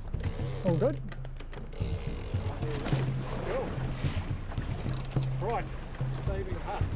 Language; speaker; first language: English; native; English